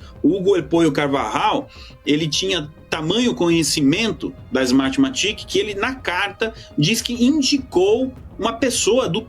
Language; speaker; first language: Portuguese; native; Portuguese